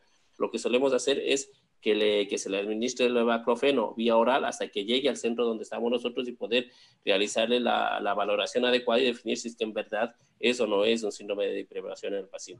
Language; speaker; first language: Spanish; native; Spanish